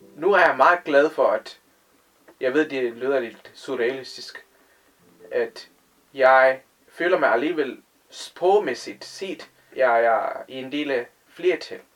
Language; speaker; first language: Danish; non-native, fluent; Tamil